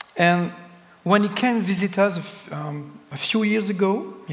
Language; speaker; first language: English; non-native, fluent; French